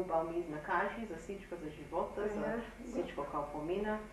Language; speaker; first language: Macedonian; early bilingual, heritage; Macedonian